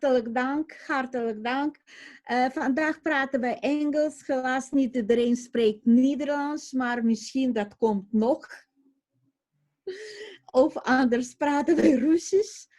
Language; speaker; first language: Dutch; non-native, fluent; Russian